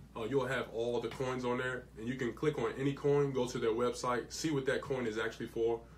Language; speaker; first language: English; native; English